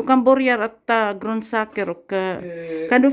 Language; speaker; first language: Swedish; non-native, learner; Filipino